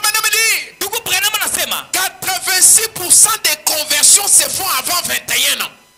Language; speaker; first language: French; non-native, local second language; Swahili